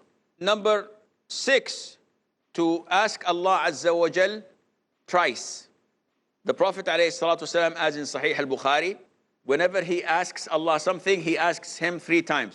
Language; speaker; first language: English; non-native, fluent; Arabic